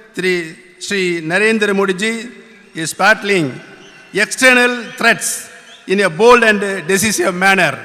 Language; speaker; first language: English; non-native, local second language; Tamil